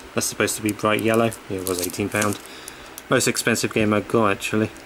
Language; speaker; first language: English; native; English